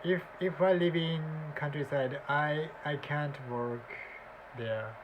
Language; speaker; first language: English; non-native, learner; Japanese